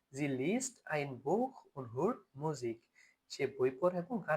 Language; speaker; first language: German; non-native, fluent; Bangla